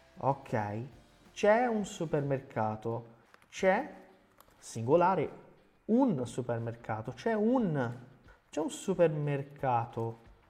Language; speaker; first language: Italian; non-native, fluent; Portuguese